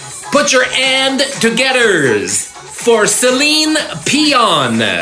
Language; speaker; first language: English; native; English